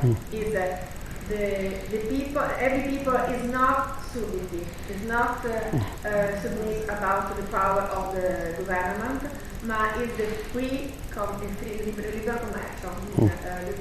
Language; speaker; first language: English; non-native, learner; Italian